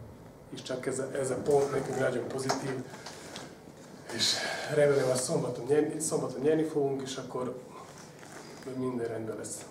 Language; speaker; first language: Hungarian; non-native, learner; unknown